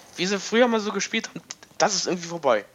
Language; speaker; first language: German; native; German